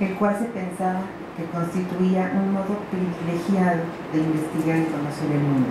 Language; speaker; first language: Spanish; native; Spanish